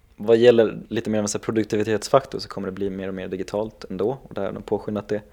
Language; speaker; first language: Swedish; non-native, local second language; Finnish